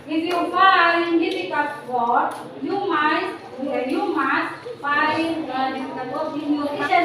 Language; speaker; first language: English; non-native, learner; Indonesian